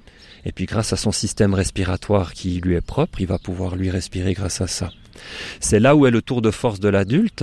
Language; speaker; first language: French; native; French